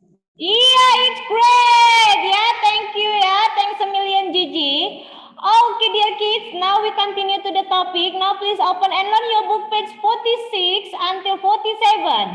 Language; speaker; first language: English; non-native, learner; Indonesian